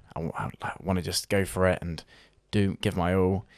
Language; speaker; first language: English; native; English